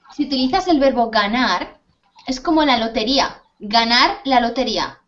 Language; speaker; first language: Spanish; native; Spanish